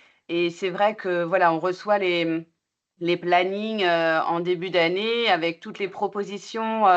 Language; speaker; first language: French; native; French